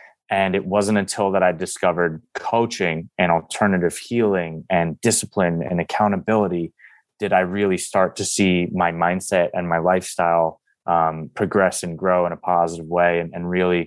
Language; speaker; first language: English; native; English